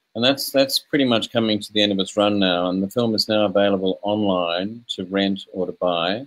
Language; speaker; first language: English; native; English